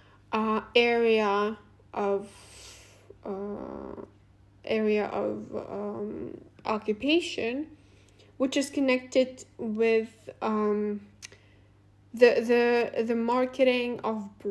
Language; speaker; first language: English; non-native, fluent; Russian